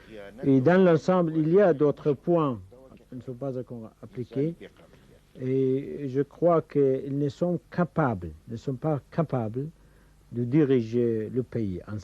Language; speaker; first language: French; non-native, fluent; Kurdish